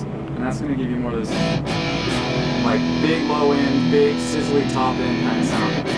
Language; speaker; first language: English; native; English